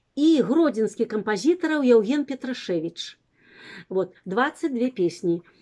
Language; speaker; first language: Belarusian; native; Belarusian